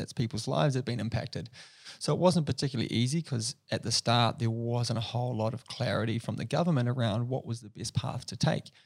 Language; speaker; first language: English; native; English